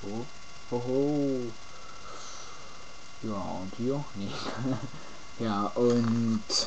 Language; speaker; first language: German; native; German